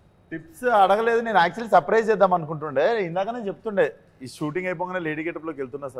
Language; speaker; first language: Telugu; native; Telugu